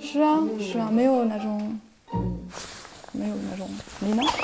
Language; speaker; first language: Chinese; non-native, fluent; French